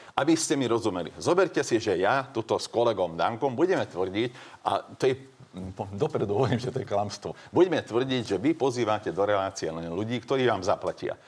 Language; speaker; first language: Slovak; non-native, local second language; Hungarian